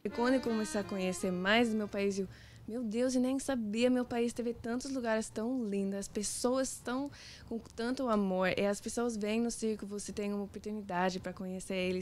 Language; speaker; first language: Portuguese; non-native, learner; Afrikaans